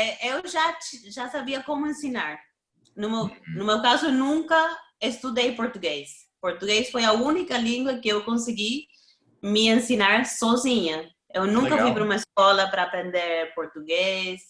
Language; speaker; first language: Portuguese; non-native, fluent; Spanish